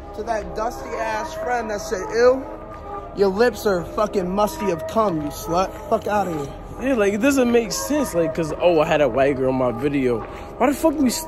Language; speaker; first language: English; native; English